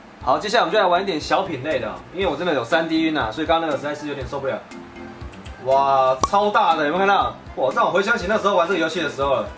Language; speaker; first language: Chinese; native; Chinese